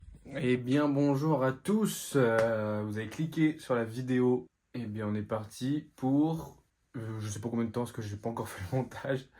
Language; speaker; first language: French; native; French